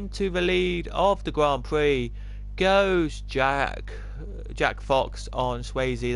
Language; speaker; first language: English; native; English